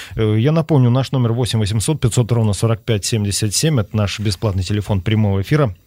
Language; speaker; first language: Russian; native; Russian